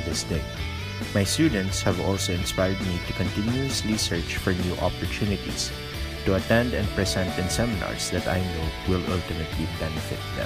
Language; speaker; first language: English; non-native, local second language; Filipino